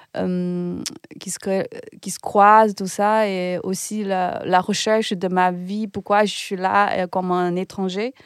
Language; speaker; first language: French; non-native, fluent; Chinese